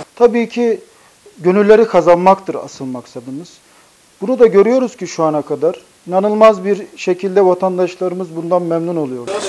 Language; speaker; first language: Turkish; native; Turkish